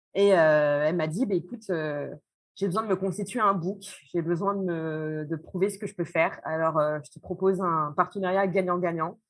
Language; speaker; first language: French; native; French